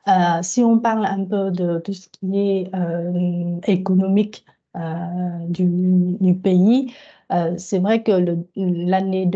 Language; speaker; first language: French; non-native, fluent; Vietnamese